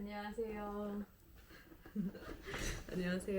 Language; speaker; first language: Korean; native; Korean